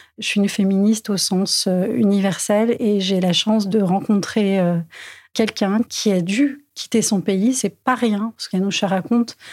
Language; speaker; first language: French; native; French